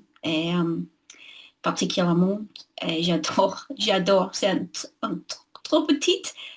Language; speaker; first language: French; non-native, learner; English